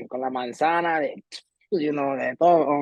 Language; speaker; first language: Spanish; early bilingual, heritage; Spanish